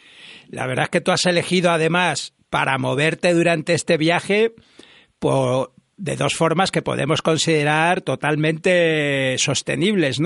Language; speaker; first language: Spanish; native; Spanish